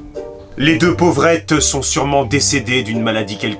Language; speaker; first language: French; native; French